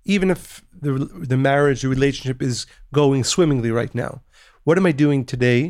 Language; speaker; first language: English; early bilingual, other home language; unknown